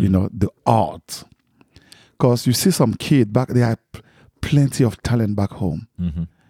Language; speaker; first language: English; non-native, fluent; French